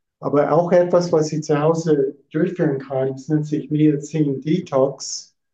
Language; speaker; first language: German; non-native, fluent; English